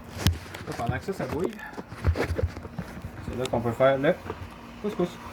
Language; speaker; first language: French; native; French